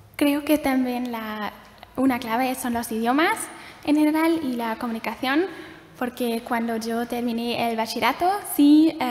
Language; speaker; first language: Spanish; non-native, fluent; German